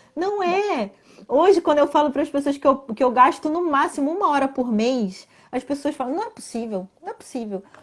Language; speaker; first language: Portuguese; native; Portuguese